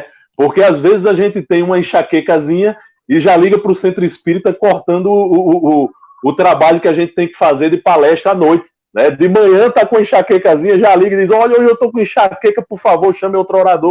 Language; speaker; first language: Portuguese; native; Portuguese